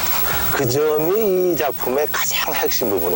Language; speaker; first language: Korean; native; Korean